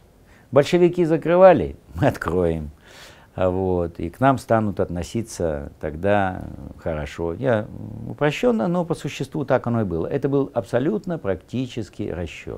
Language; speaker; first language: Russian; native; Russian